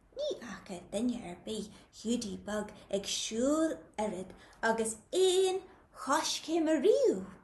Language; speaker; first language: Irish; native; Irish